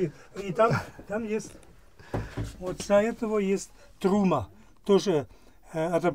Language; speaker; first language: Russian; non-native, learner; German